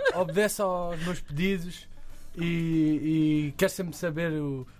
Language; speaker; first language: Portuguese; native; Portuguese